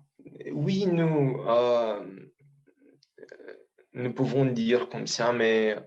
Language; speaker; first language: French; non-native, learner; Romanian